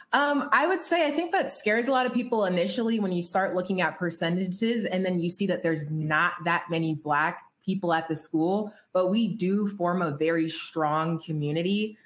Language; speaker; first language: English; native; English